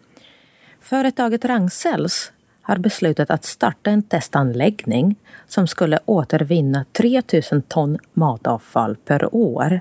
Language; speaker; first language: Swedish; non-native, fluent; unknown